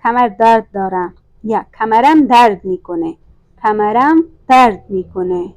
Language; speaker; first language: Persian; non-native, fluent; Urdu